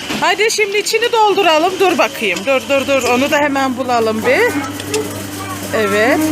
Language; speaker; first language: Turkish; native; Turkish